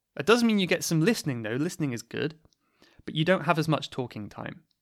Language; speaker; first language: English; native; English